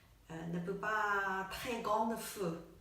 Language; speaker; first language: French; non-native, learner; Chinese